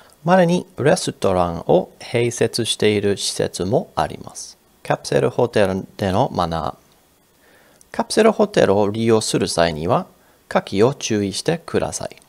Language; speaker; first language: Japanese; non-native, fluent; English